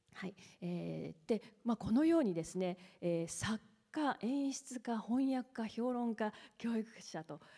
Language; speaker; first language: Japanese; native; Japanese